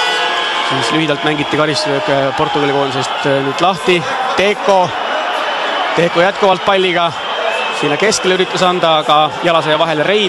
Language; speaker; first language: Estonian; native; Estonian